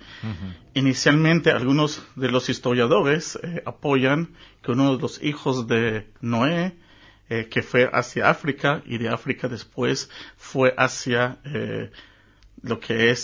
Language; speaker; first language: Spanish; early bilingual, heritage; Spanish